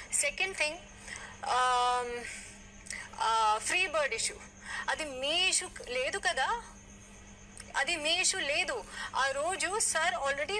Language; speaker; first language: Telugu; non-native, learner; Hindi